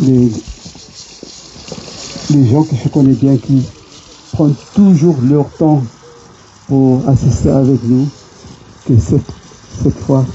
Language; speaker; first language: French; non-native, local second language; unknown